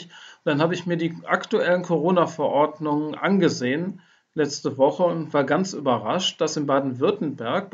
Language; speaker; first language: German; native; German